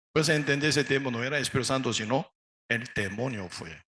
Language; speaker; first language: Spanish; non-native, learner; Korean